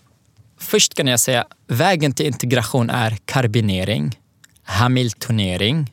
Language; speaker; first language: Swedish; non-native, learner; Arabic